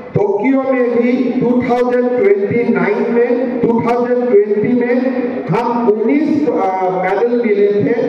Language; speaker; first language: Hindi; non-native, local second language; Assamese